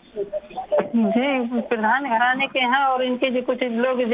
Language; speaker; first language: Hindi; native; Hindi